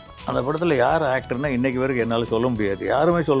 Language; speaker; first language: Tamil; native; Tamil